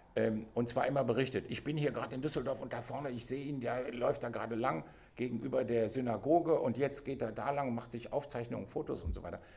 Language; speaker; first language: German; native; German